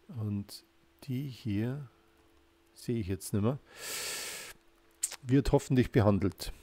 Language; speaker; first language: German; native; German